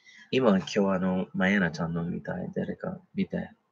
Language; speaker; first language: Japanese; non-native, learner; English